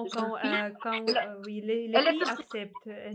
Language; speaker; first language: French; non-native, fluent; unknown